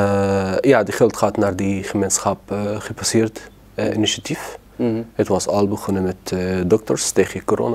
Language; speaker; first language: Dutch; non-native, learner; Arabic